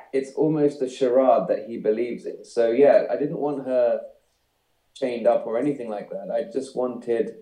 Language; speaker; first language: English; native; English